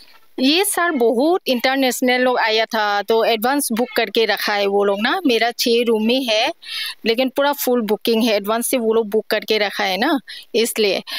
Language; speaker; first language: Hindi; non-native, local second language; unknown